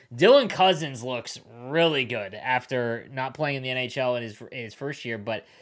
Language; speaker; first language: English; native; English